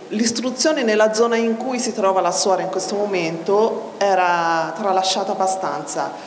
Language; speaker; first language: Italian; non-native, fluent; Malagasy